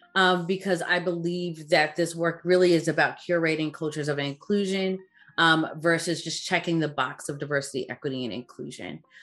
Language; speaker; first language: English; native; English